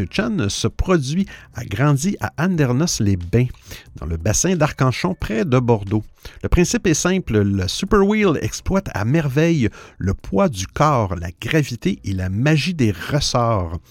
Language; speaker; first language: French; native; French